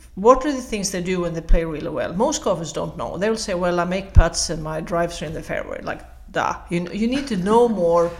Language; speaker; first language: English; non-native, fluent; Swedish